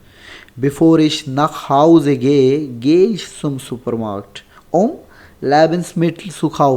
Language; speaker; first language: German; non-native, learner; Urdu